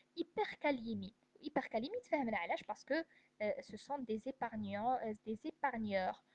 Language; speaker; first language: French; non-native, local second language; Arabic